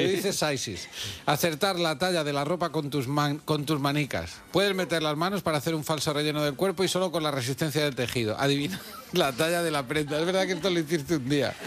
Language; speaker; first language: Spanish; native; Spanish